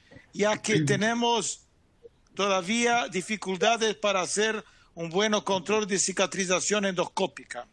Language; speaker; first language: Spanish; non-native, fluent; Portuguese